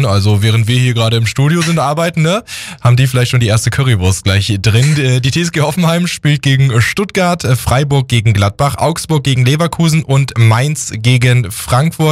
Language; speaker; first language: German; native; German